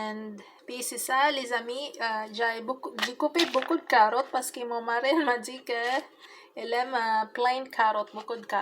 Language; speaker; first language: French; non-native, learner; Filipino